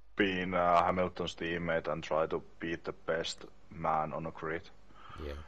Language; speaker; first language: English; non-native, learner; Finnish